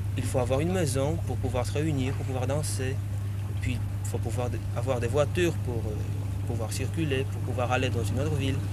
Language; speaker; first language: French; non-native, fluent; Polish